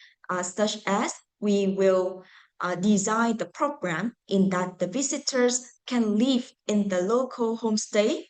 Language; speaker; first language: English; non-native, fluent; Vietnamese